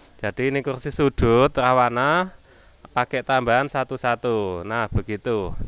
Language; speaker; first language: Indonesian; non-native, local second language; Javanese